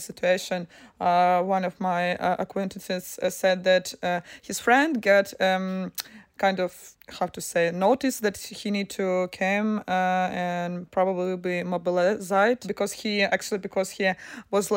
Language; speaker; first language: English; non-native, fluent; Ukrainian